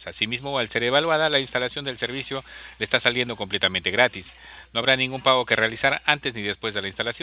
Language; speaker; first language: Spanish; native; Spanish